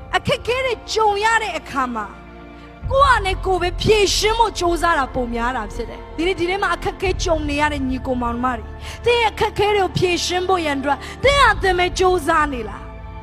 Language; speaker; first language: Burmese; non-native, local second language; Tedim Chin